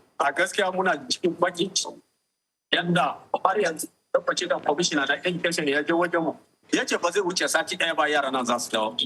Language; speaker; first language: Hausa; non-native, local second language; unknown